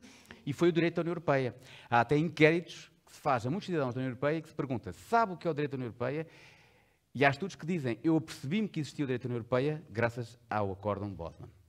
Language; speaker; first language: Portuguese; native; Portuguese